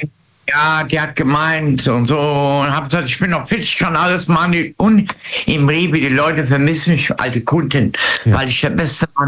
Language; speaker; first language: German; native; German